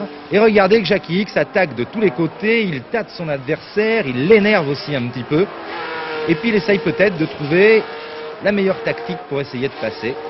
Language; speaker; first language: French; native; French